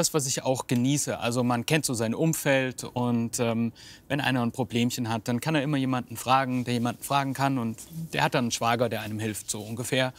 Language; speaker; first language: German; native; German